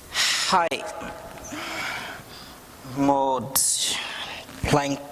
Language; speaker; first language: Vietnamese; non-native, learner; Hindi